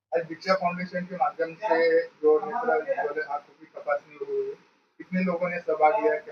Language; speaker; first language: Hindi; non-native, local second language; Marathi